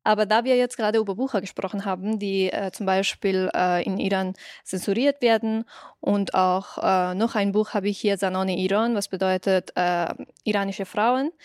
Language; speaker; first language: German; non-native, fluent; Persian